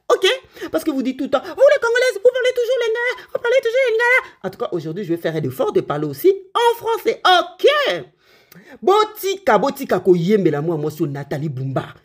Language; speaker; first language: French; non-native, local second language; Lingala